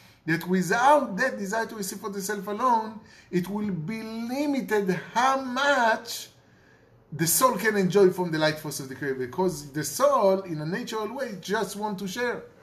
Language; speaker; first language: English; non-native, fluent; Hebrew